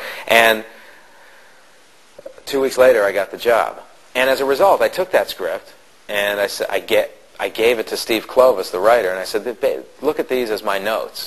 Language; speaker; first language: English; native; English